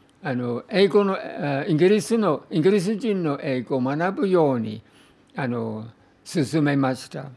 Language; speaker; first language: Japanese; non-native, fluent; English